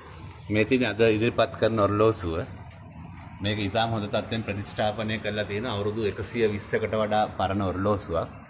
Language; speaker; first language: Sinhala; native; Sinhala